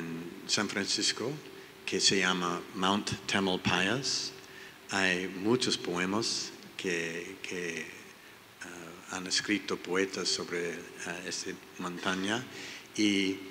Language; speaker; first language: Spanish; non-native, learner; English